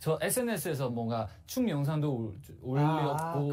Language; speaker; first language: Korean; non-native, learner; Chinese